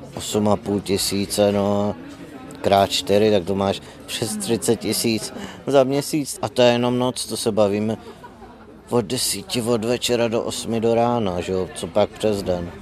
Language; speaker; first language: Czech; native; Czech